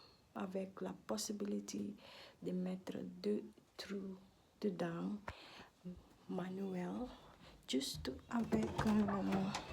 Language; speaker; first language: French; non-native, learner; Dutch